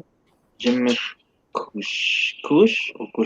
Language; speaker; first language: French; non-native, learner; Spanish